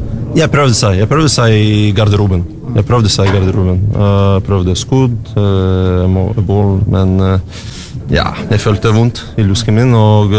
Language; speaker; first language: Norwegian; non-native, learner; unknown